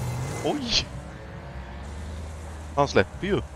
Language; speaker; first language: Swedish; native; Swedish